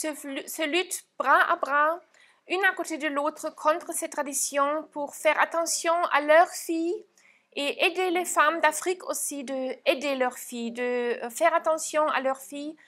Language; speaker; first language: French; non-native, fluent; German